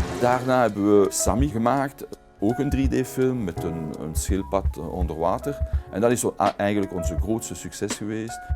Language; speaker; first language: Dutch; non-native, local second language; French